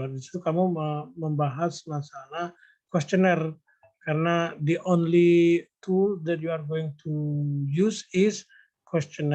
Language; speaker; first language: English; non-native, fluent; Indonesian